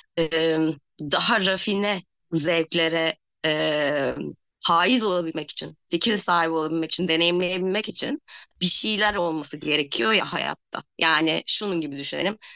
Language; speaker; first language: Turkish; native; Turkish